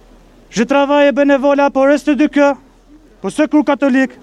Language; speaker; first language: French; non-native, learner; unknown